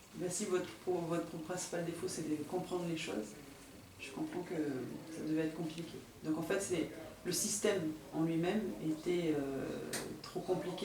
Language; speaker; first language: French; native; French